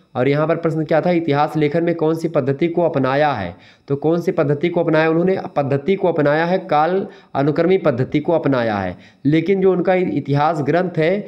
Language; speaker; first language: Hindi; native; Hindi